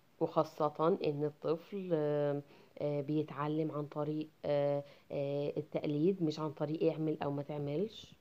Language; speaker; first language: Arabic; native; Arabic